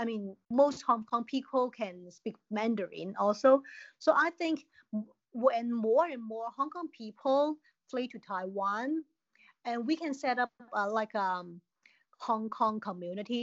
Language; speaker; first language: English; non-native, local second language; Cantonese